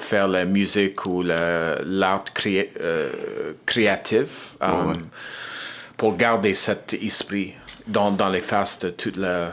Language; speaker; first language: French; non-native, learner; English